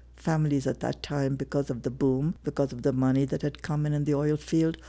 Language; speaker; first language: English; non-native, local second language; Tamil